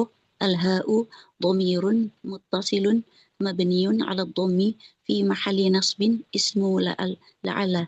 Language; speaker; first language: Arabic; non-native, learner; Indonesian